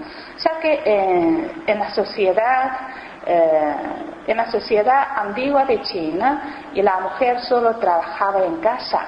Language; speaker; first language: Spanish; non-native, learner; Chinese